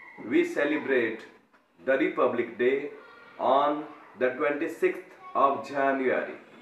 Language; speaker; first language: English; non-native, local second language; Gujarati